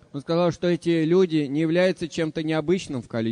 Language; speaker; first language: Russian; native; Russian